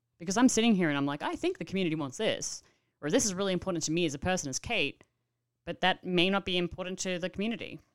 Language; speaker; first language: English; native; English